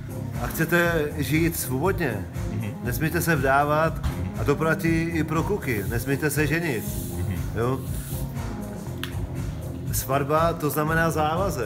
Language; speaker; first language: Czech; non-native, local second language; Polish